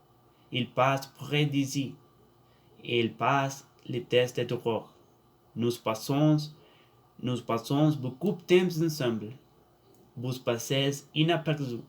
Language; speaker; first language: French; non-native, learner; Spanish